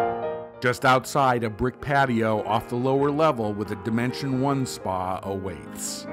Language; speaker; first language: English; native; English